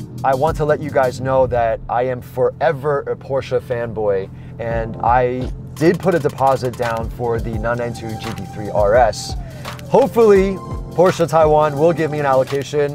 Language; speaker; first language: English; early bilingual, other home language; Chinese